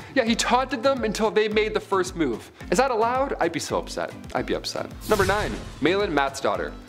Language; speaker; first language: English; native; English